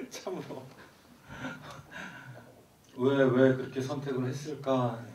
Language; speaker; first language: Korean; native; Korean